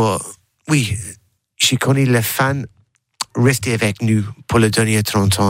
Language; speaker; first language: French; non-native, learner; English